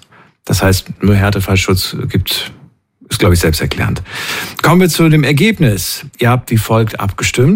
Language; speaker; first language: German; native; German